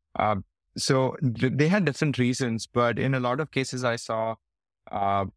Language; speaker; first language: English; non-native, local second language; Hindi